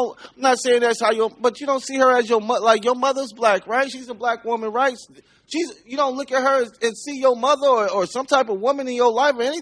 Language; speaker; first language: English; native; English